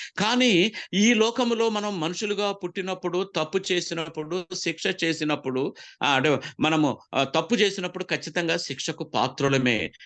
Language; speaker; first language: Telugu; non-native, local second language; Koya